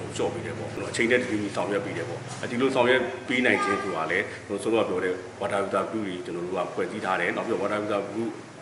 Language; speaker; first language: Burmese; native; Burmese